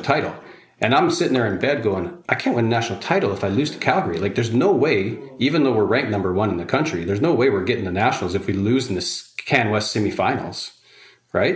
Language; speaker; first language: English; native; English